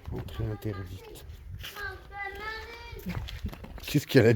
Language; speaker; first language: French; native; French